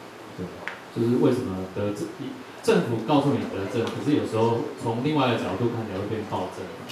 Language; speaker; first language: Chinese; native; Chinese